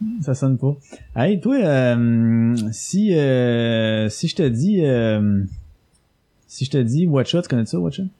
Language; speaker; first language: French; native; French